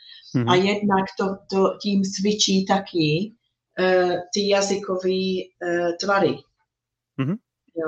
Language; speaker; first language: Czech; non-native, fluent; English